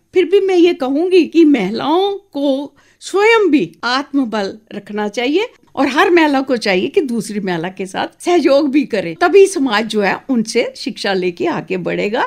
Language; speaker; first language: Hindi; non-native, local second language; Dogri